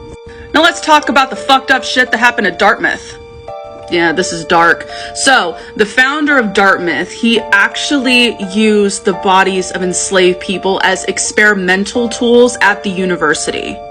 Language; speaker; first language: English; native; English